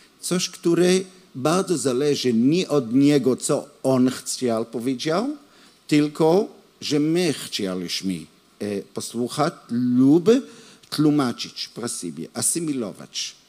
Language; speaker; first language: Polish; non-native, learner; Hebrew